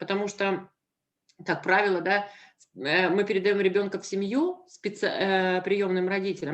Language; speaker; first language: Russian; native; Russian